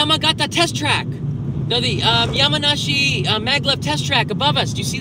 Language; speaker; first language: English; native; English